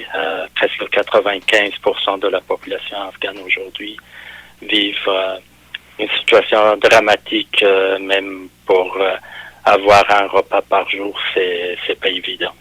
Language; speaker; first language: French; non-native, fluent; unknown